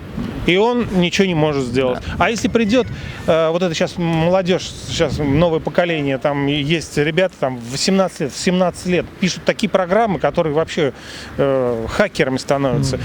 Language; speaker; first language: Russian; native; Russian